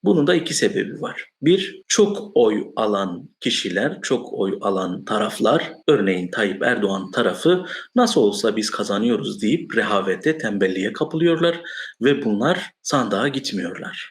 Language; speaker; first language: Turkish; non-native, local second language; Kurdish